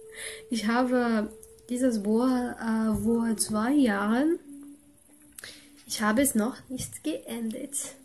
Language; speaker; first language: German; non-native, learner; Portuguese